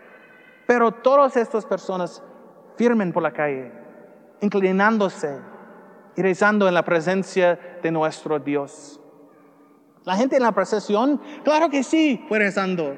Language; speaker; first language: Spanish; non-native, learner; English